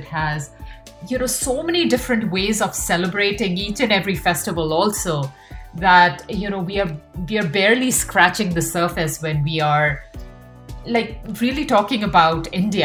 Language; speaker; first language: English; non-native, local second language; Hindi